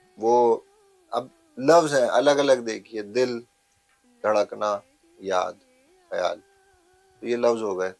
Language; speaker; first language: Hindi; native; Hindi